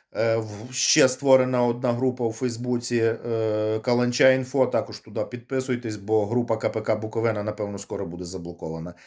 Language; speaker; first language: Ukrainian; native; Ukrainian